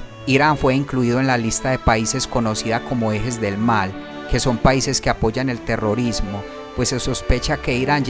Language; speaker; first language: Spanish; native; Spanish